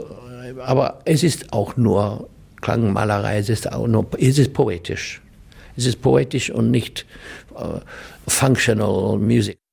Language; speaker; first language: German; non-native, learner; English